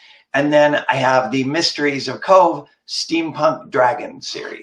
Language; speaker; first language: English; native; English